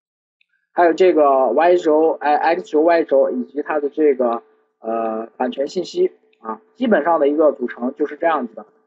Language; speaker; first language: Chinese; native; Chinese